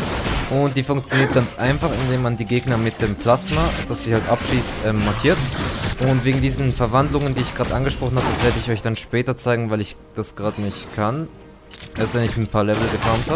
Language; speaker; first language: German; native; German